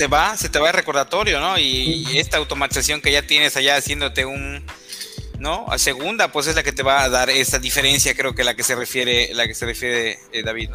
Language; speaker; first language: Spanish; native; Spanish